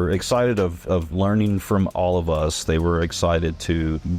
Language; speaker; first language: English; native; English